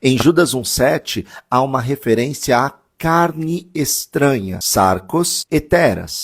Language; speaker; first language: Portuguese; native; Portuguese